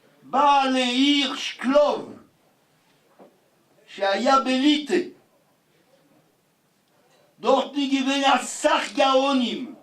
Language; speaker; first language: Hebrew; non-native, fluent; Yiddish